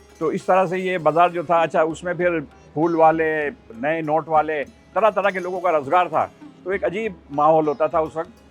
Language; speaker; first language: Urdu; native; Urdu